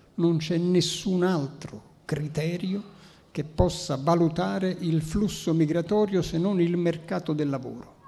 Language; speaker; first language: Italian; native; Italian